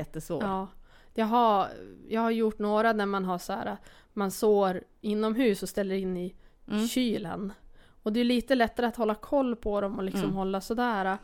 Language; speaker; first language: Swedish; native; Swedish